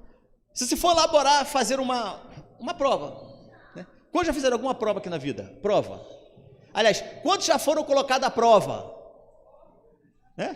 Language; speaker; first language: Portuguese; native; Portuguese